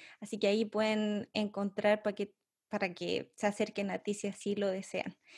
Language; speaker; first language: Spanish; native; Spanish